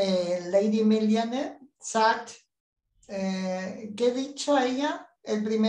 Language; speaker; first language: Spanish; non-native, learner; German